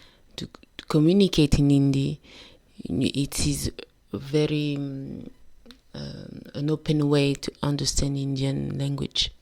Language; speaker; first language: English; non-native, fluent; French